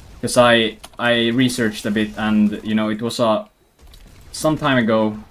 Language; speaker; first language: English; non-native, fluent; Swedish